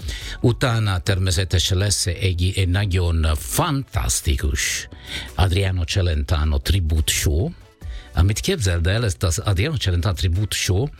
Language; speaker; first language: Hungarian; non-native, learner; Italian